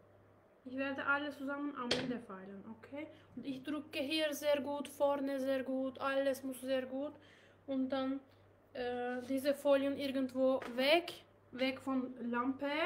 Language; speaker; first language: German; non-native, learner; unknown